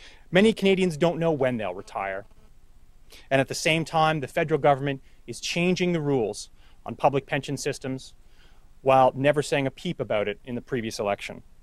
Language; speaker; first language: English; native; English